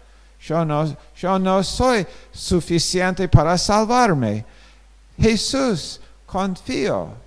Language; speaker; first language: Spanish; non-native, fluent; English